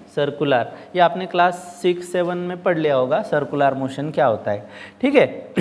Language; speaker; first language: Hindi; non-native, local second language; Marathi